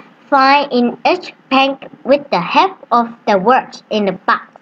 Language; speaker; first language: English; non-native, learner; Vietnamese